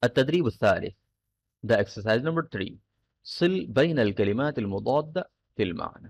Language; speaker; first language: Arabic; non-native, fluent; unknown